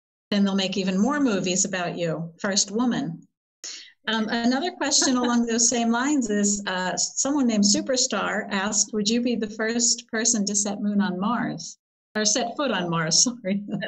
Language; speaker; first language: English; native; English